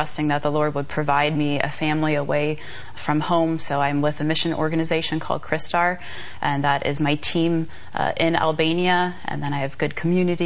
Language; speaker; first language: English; native; English